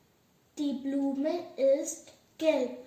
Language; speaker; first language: German; non-native, learner; Hindi